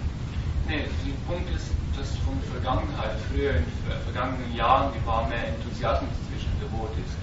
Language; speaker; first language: German; non-native, learner; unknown